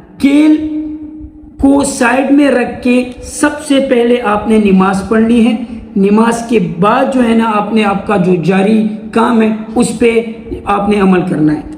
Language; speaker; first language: Urdu; non-native, local second language; Pashto